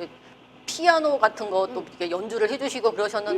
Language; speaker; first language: Korean; native; Korean